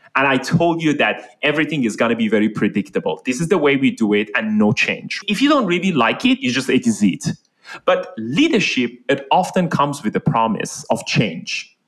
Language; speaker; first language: English; non-native, fluent; Persian